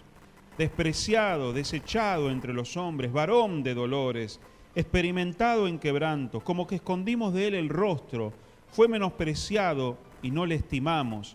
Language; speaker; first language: Spanish; native; Spanish